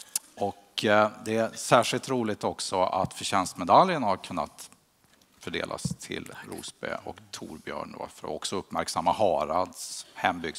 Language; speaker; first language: Swedish; native; Swedish